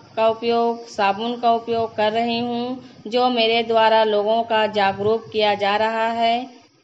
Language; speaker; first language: Hindi; native; Hindi